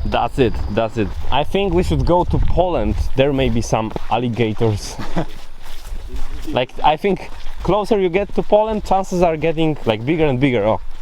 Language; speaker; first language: English; non-native, fluent; Polish